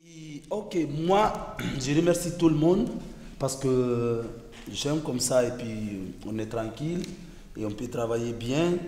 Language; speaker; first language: French; non-native, fluent; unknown